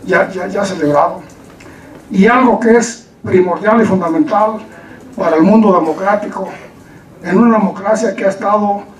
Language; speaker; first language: Spanish; native; Spanish